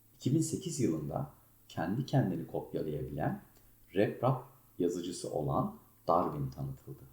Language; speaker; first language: Turkish; native; Turkish